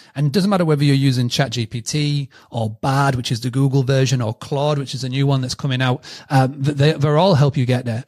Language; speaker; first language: English; native; English